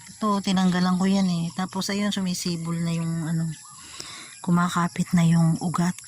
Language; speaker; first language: Filipino; native; Filipino